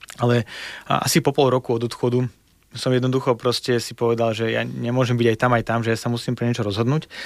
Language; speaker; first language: Slovak; non-native, fluent; Russian